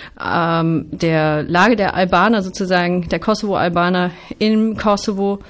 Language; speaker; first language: German; native; German